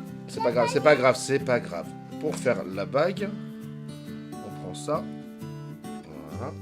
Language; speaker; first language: French; native; French